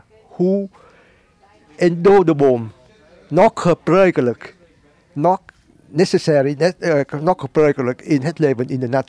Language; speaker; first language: Dutch; non-native, learner; Vietnamese